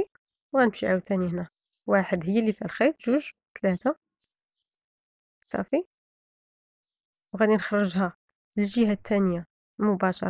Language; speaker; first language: Arabic; native; Arabic